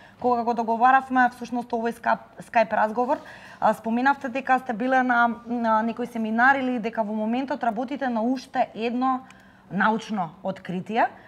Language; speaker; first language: Macedonian; native; Macedonian